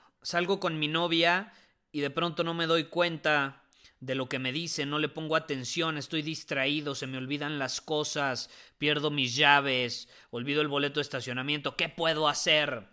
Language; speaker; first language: Spanish; native; Spanish